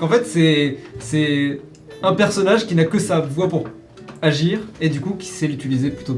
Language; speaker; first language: French; native; French